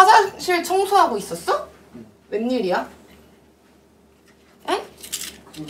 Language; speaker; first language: Korean; native; Korean